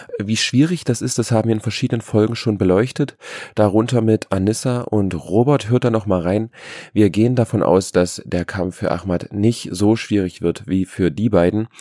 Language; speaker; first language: German; native; German